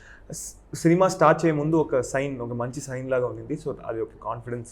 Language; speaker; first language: Telugu; non-native, local second language; Tamil